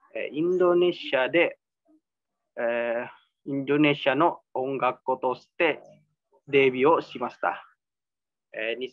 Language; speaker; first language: Japanese; non-native, learner; Indonesian